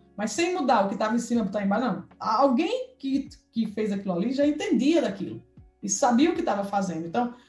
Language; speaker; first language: Portuguese; native; Portuguese